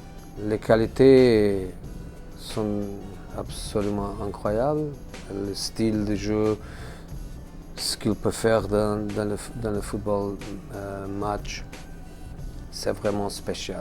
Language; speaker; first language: French; non-native, fluent; Portuguese